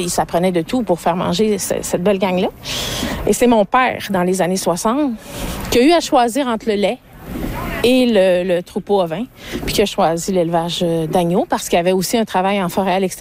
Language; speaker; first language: French; native; French